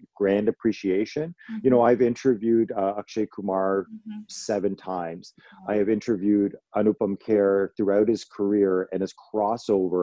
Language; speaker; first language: English; native; English